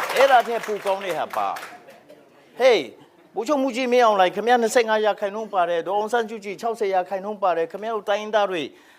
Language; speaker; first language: Burmese; non-native, local second language; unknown